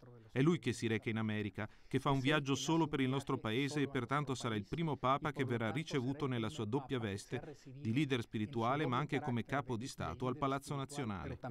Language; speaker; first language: Italian; non-native, fluent; Spanish